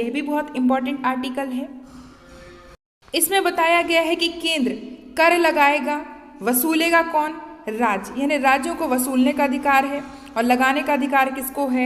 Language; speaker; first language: Hindi; native; Hindi